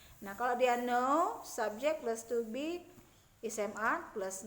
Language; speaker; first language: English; non-native, fluent; Indonesian